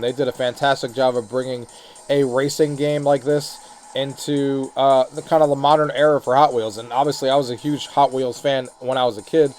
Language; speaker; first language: English; native; English